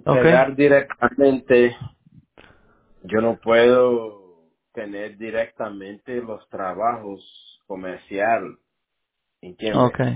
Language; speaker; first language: Spanish; non-native, learner; Portuguese